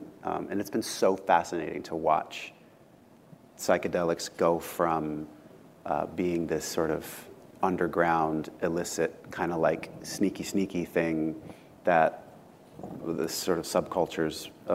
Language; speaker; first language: English; native; English